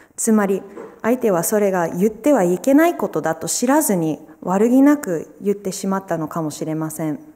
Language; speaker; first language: Japanese; non-native, fluent; English